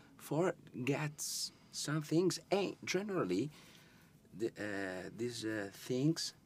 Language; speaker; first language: English; non-native, learner; Italian